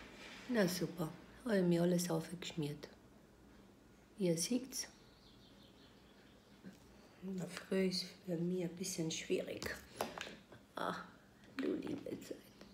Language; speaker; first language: German; non-native, fluent; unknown